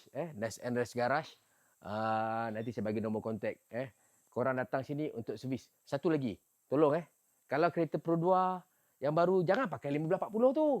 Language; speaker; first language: Malay; native; Malay